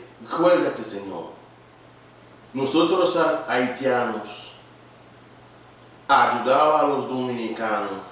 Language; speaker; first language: Spanish; non-native, learner; Haitian Creole